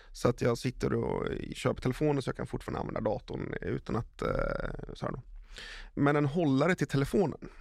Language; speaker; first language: Swedish; native; Swedish